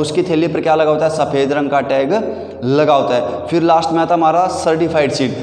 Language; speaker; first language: Hindi; native; Hindi